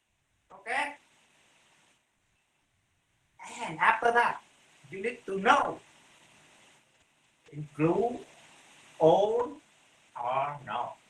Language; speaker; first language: English; non-native, fluent; Vietnamese